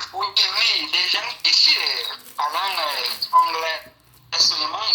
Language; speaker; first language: French; non-native, learner; Swahili